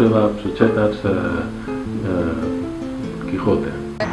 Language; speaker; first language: Polish; non-native, learner; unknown